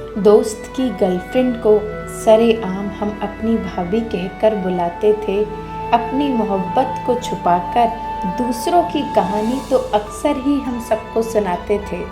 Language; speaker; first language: Hindi; native; Hindi